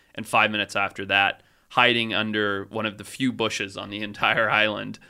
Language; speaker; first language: English; native; English